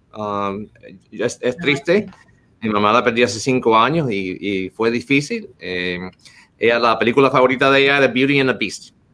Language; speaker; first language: Spanish; early bilingual, heritage; Spanish